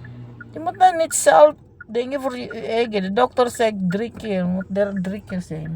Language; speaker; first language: Dutch; non-native, learner; Filipino